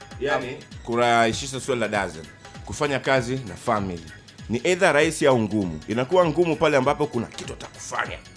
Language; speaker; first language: Swahili; native; Swahili